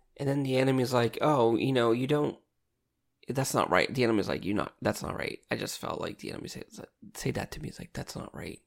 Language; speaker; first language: English; non-native, fluent; Portuguese